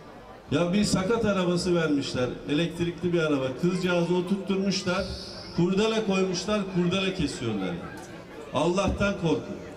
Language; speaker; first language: Turkish; native; Turkish